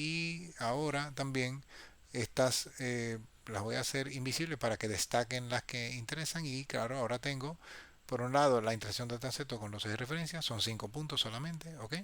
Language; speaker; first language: Spanish; native; Spanish